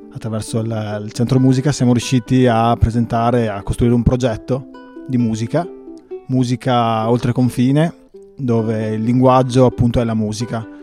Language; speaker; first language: Italian; native; Italian